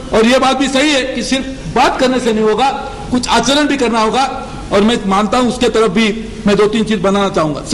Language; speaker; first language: Hindi; non-native, local second language; Marathi